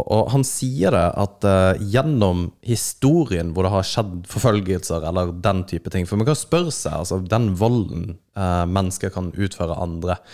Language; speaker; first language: Norwegian; native; Norwegian